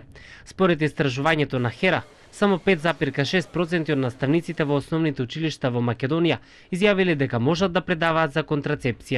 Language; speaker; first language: Macedonian; native; Macedonian